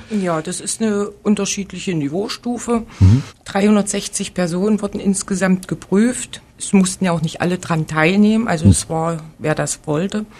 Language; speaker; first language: German; native; German